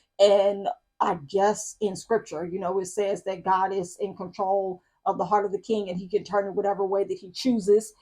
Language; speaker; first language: English; native; English